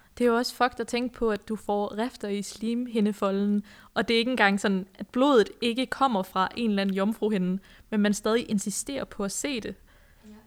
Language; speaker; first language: Danish; early bilingual, other home language; Persian